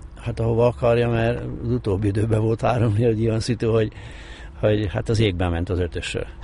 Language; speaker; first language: Hungarian; native; Hungarian